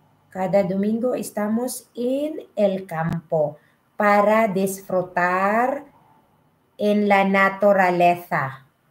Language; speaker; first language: Spanish; non-native, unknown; Filipino